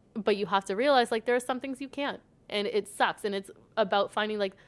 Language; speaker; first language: English; native; English